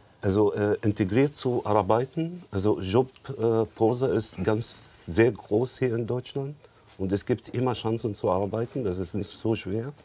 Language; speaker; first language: German; non-native, learner; Arabic